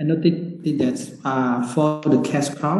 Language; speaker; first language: English; non-native, learner; Lao